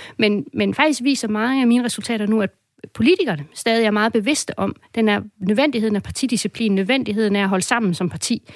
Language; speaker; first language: Danish; native; Danish